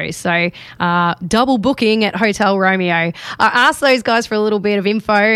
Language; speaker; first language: English; native; English